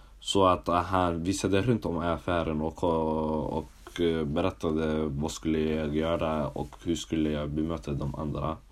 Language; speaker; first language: Swedish; early bilingual, other home language; Somali